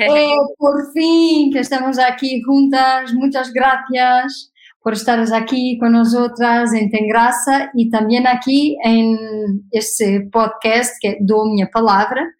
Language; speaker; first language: Spanish; non-native, fluent; Portuguese